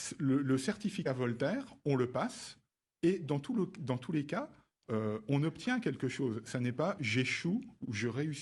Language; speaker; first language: French; native; French